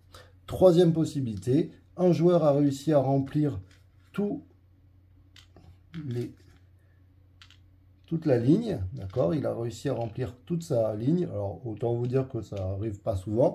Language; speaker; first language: French; native; French